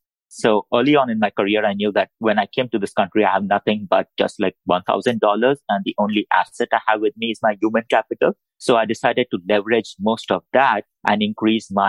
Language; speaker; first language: English; non-native, local second language; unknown